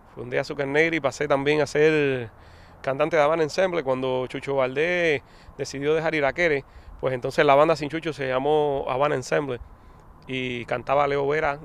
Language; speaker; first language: Spanish; native; Spanish